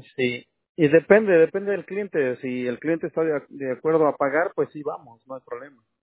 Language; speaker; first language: Spanish; native; Spanish